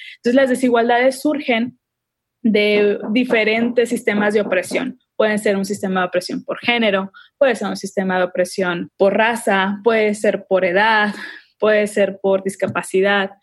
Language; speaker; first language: Spanish; native; Spanish